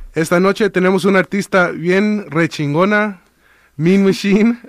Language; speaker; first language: English; native; English